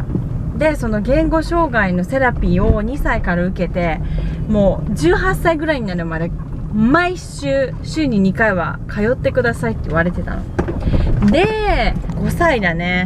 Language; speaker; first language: Japanese; native; Japanese